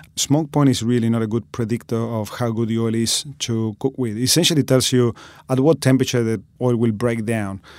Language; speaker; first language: English; non-native, fluent; Spanish